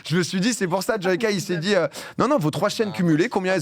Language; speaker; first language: French; native; French